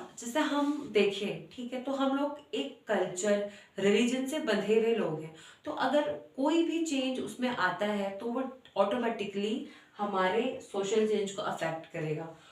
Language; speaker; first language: Hindi; native; Hindi